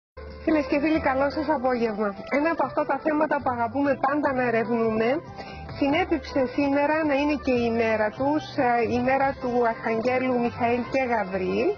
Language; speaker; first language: Greek; native; Greek